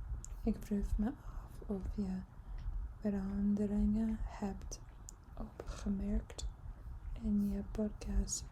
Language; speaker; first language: Dutch; non-native, learner; English